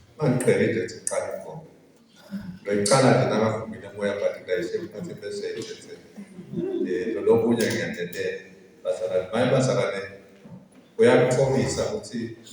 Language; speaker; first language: Zulu; non-native, local second language; Swati